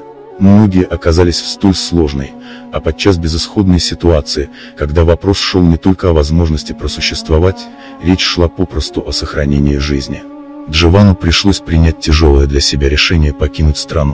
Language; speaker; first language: Russian; native; Russian